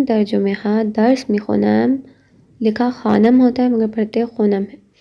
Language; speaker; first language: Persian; non-native, fluent; Urdu